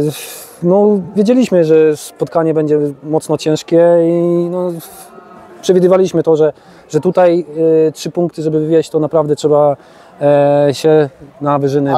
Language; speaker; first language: Polish; native; Polish